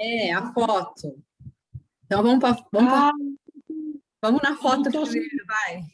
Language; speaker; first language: Portuguese; native; Portuguese